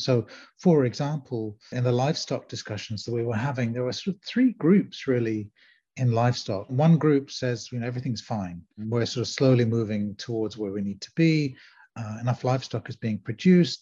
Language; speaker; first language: English; native; English